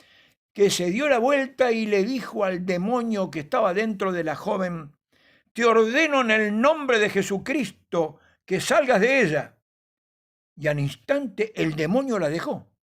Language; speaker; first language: Spanish; native; Spanish